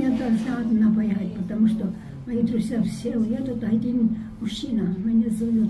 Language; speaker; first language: Russian; non-native, fluent; Estonian